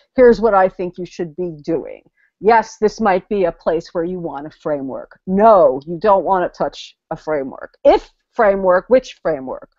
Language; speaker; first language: English; native; English